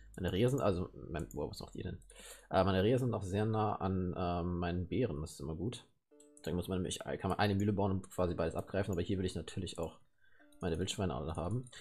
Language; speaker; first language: German; native; German